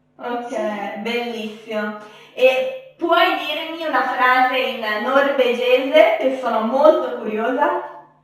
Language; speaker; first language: Italian; native; Italian